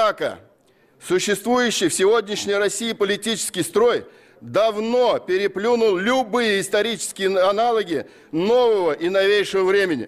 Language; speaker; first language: Russian; native; Russian